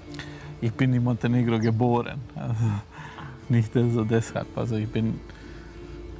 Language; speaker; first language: German; non-native, fluent; Serbian